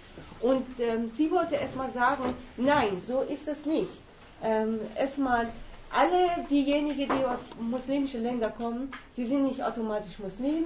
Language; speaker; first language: German; non-native, fluent; Persian